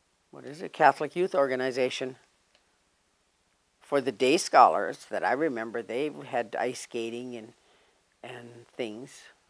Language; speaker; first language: English; native; English